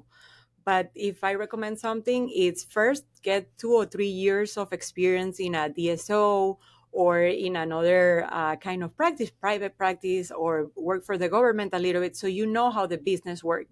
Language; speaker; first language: English; non-native, fluent; Spanish